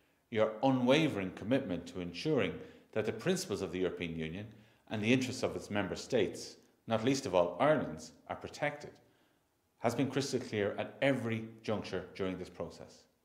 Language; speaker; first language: English; native; English